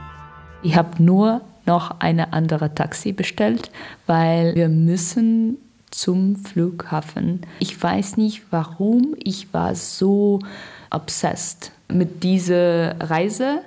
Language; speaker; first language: German; non-native, learner; Russian